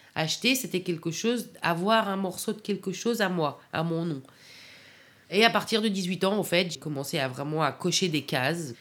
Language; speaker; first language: French; non-native, fluent; Persian